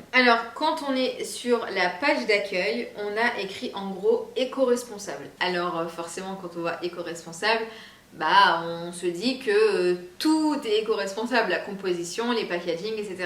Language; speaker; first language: French; native; French